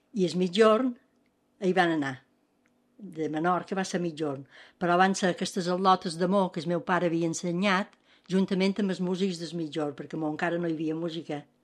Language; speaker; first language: Catalan; native; Catalan